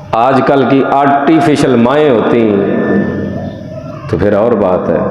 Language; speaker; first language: Urdu; non-native, local second language; Punjabi